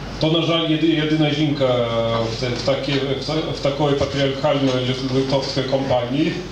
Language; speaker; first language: Ukrainian; non-native, learner; Lithuanian